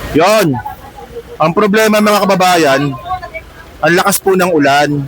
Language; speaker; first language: Filipino; native; Filipino